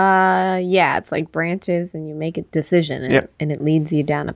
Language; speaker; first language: English; native; English